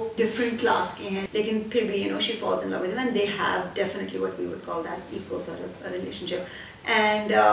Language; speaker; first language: Urdu; native; Urdu